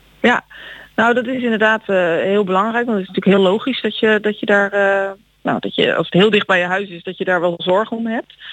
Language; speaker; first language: Dutch; native; Dutch